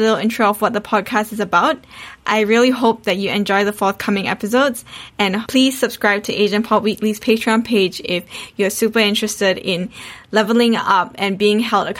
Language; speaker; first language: English; native; English